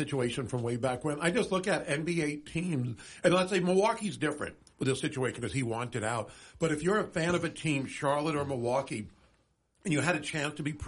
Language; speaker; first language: English; native; English